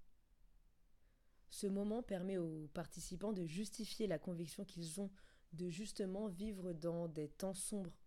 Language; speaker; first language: French; native; French